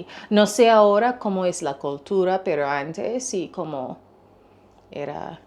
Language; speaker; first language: Spanish; non-native, learner; English